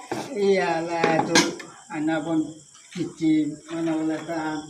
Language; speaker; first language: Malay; non-native, fluent; Bangla